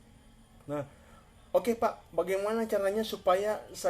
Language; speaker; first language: Indonesian; native; Indonesian